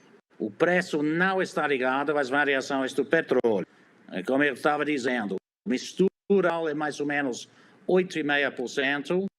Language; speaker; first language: Portuguese; non-native, fluent; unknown